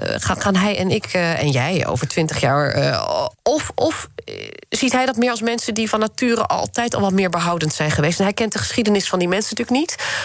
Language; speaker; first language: Dutch; native; Dutch